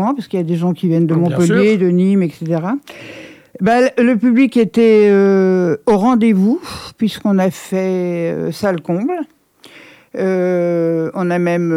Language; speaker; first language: French; native; French